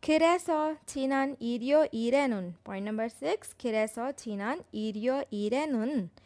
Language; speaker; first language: Korean; non-native, fluent; Urdu